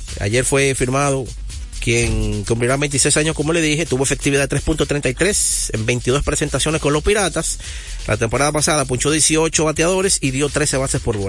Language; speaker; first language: Spanish; native; Spanish